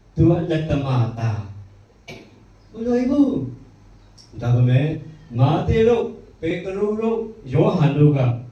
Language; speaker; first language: Burmese; non-native, local second language; Hakha Chin